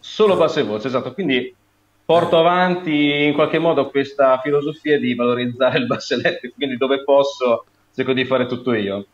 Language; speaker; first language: Italian; native; Italian